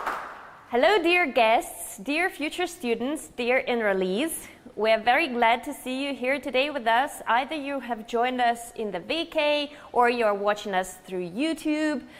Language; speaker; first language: English; non-native, fluent; Russian